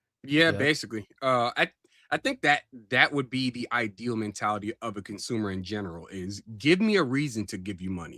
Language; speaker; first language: English; native; English